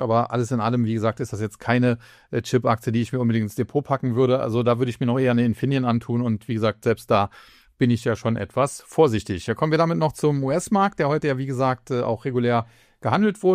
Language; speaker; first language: German; native; German